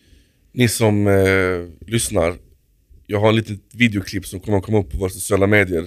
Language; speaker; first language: Swedish; native; Swedish